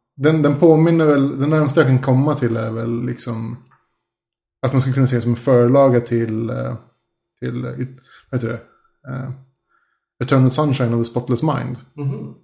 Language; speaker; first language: Swedish; early bilingual, other home language; Spanish